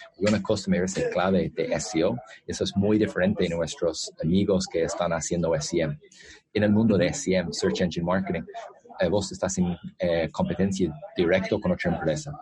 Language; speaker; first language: Spanish; non-native, fluent; English